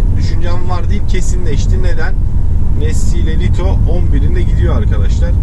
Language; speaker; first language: Turkish; early bilingual, heritage; Turkish